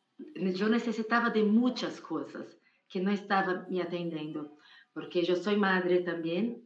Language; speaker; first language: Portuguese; non-native, fluent; Spanish